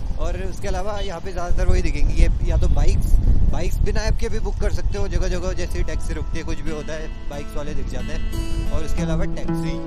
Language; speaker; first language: Hindi; native; Hindi